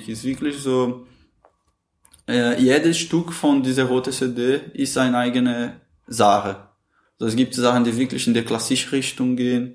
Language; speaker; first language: German; non-native, fluent; Portuguese